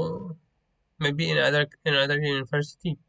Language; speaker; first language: English; non-native, learner; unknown